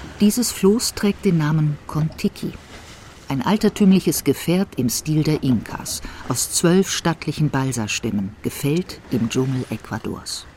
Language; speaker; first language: German; native; German